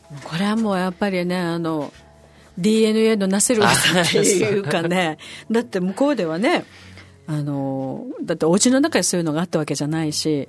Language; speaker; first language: Japanese; native; Japanese